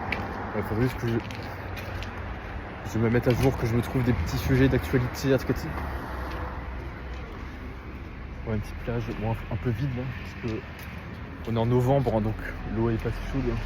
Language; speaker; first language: French; native; French